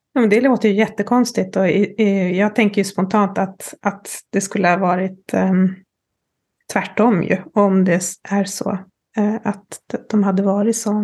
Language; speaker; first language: Swedish; native; Swedish